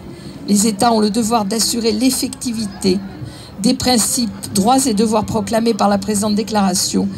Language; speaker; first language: French; native; French